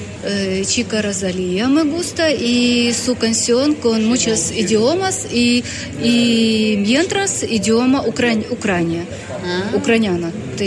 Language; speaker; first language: Spanish; non-native, learner; Ukrainian